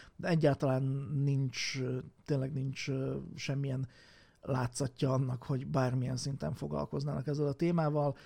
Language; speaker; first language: Hungarian; native; Hungarian